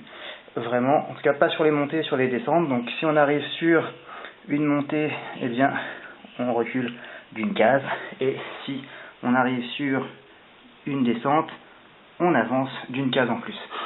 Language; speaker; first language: French; native; French